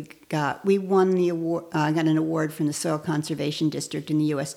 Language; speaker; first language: English; native; English